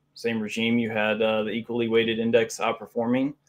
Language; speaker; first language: English; native; English